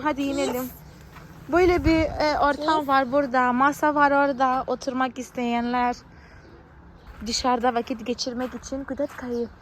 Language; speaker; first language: Turkish; non-native, fluent; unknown